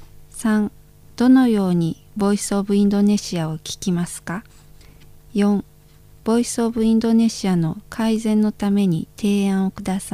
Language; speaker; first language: Japanese; non-native, fluent; Indonesian